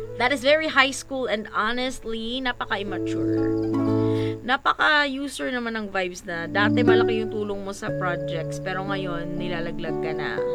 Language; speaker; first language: Filipino; non-native, local second language; Waray